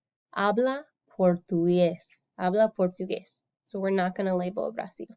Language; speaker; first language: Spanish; non-native, fluent; English